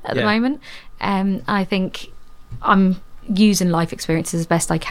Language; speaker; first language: English; native; English